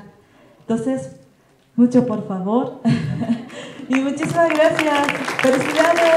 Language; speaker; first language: Spanish; non-native, learner; Japanese